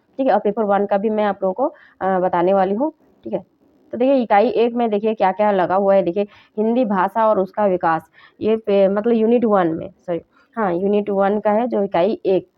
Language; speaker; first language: Hindi; native; Hindi